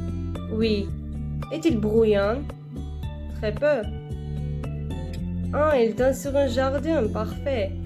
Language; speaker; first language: French; non-native, learner; Armenian